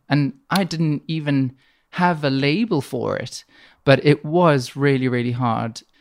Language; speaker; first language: English; native; English